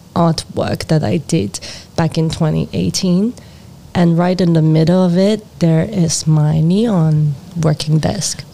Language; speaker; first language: English; non-native, local second language; Cantonese